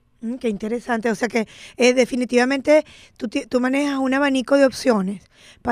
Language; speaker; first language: Spanish; native; Spanish